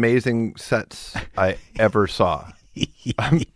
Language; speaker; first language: English; early bilingual, other home language; German